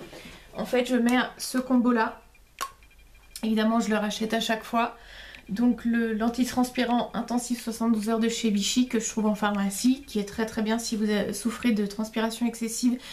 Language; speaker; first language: French; native; French